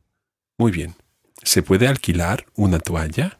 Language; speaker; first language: Spanish; non-native, fluent; English